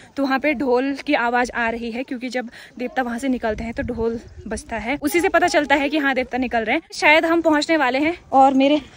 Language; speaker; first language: Hindi; native; Hindi